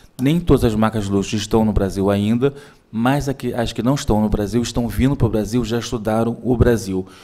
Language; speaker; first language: Portuguese; native; Portuguese